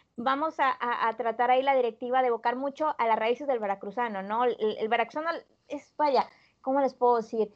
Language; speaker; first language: Spanish; native; Spanish